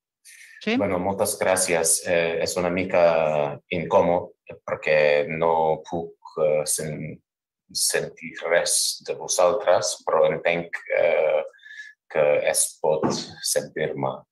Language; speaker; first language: Catalan; non-native, fluent; English